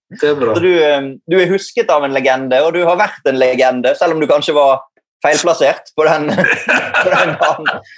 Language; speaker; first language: Norwegian; native; Norwegian